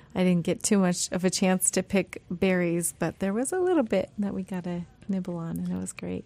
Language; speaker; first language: English; native; English